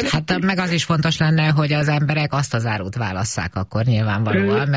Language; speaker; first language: Hungarian; native; Hungarian